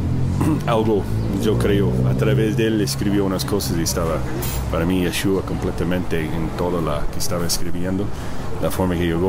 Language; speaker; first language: Spanish; early bilingual, heritage; Spanish